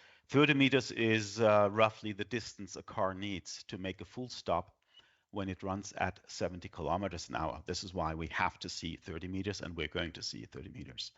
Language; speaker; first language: English; non-native, fluent; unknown